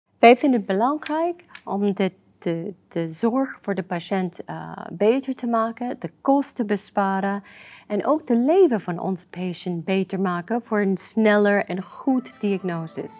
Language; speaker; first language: Dutch; non-native, learner; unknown